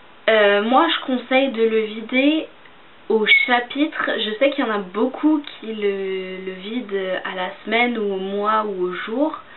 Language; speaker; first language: French; native; French